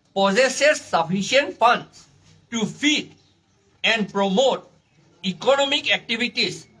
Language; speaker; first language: English; non-native, local second language; Karbi